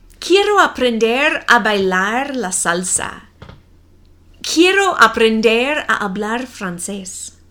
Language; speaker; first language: Spanish; non-native, fluent; English